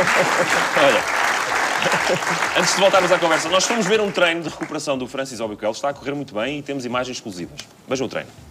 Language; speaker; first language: Portuguese; native; Portuguese